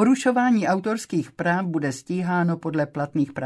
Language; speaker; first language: Czech; native; Czech